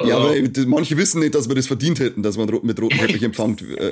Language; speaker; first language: German; native; German